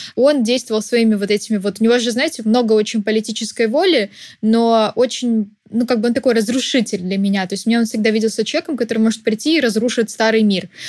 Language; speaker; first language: Russian; native; Russian